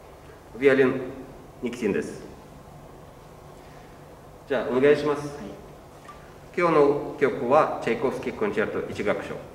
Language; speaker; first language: Japanese; non-native, learner; Russian